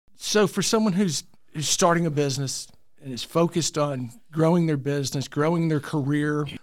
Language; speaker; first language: English; early bilingual, other home language; Italian